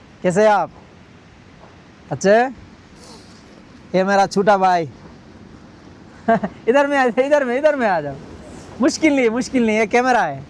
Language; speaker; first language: Hindi; non-native, learner; Bangla